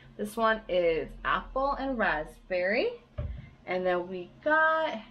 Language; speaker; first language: English; early bilingual, other home language; Vietnamese